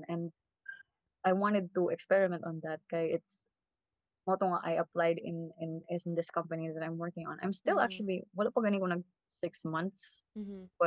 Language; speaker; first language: English; non-native, local second language; Cebuano